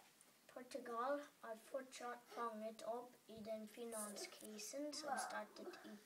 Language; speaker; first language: Norwegian; early bilingual, other home language; English